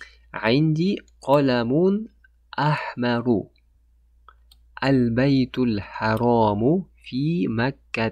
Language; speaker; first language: Arabic; non-native, fluent; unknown